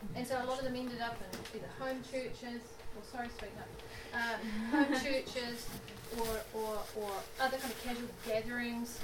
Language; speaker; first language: English; native; English